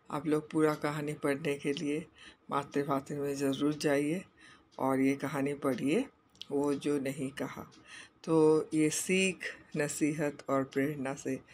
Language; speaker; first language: Hindi; non-native, local second language; Bangla